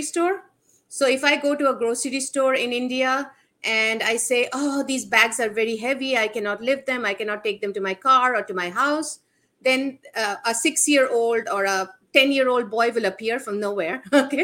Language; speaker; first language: English; non-native, local second language; Bangla